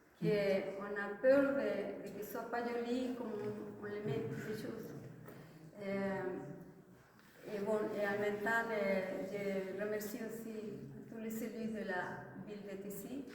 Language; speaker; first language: French; non-native, fluent; Spanish